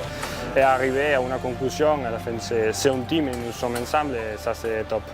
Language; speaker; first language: French; non-native, learner; Spanish